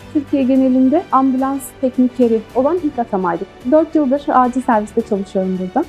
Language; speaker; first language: Turkish; native; Turkish